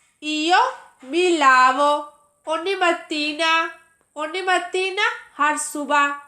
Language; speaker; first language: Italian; non-native, fluent; Urdu